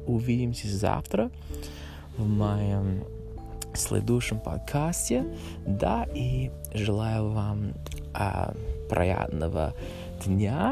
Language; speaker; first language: Russian; non-native, learner; English